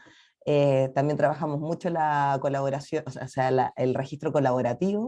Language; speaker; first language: Spanish; native; Spanish